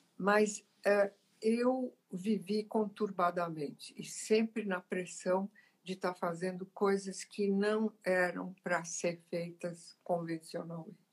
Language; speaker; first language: Portuguese; early bilingual, other home language; Italian